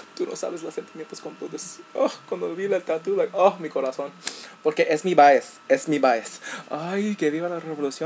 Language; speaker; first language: Spanish; early bilingual, other home language; English